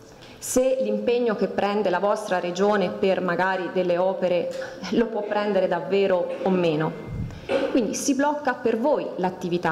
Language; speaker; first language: Italian; native; Italian